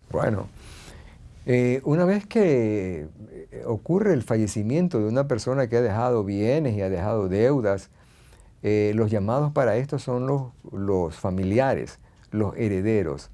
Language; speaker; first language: Spanish; native; Spanish